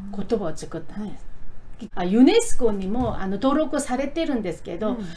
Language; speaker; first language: Japanese; non-native, fluent; Korean